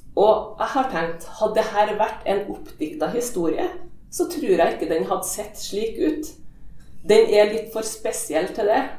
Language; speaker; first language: Norwegian; native; Norwegian